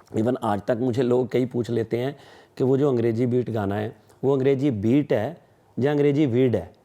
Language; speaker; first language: Hindi; non-native, local second language; Punjabi